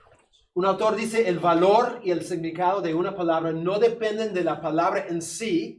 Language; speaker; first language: Spanish; non-native, fluent; English